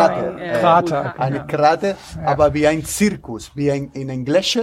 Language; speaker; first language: German; non-native, learner; Spanish